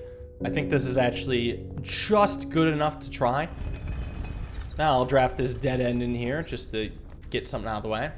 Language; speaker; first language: English; native; English